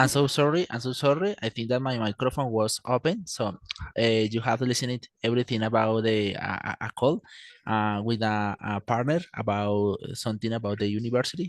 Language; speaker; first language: English; non-native, fluent; Spanish